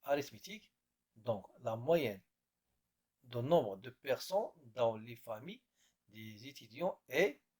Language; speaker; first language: French; non-native, local second language; Arabic